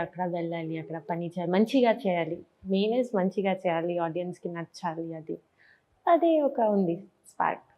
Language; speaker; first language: Telugu; non-native, learner; Bangla